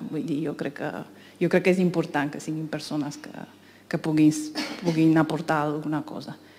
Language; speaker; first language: Catalan; non-native, fluent; Romanian